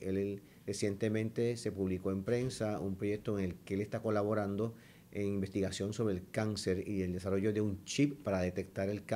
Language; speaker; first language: Spanish; native; Spanish